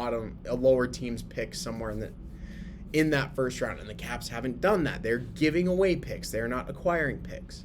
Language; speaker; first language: English; native; English